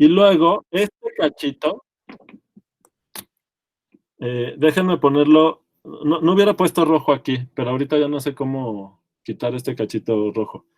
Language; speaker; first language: Spanish; native; Spanish